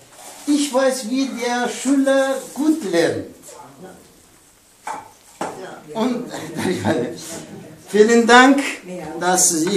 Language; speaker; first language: German; non-native, fluent; Pashto